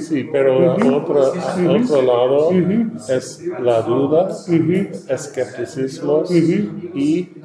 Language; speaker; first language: Spanish; non-native, learner; English